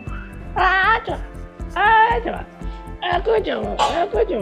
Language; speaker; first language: Korean; non-native, fluent; Japanese